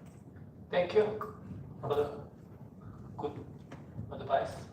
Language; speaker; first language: English; non-native, fluent; Korean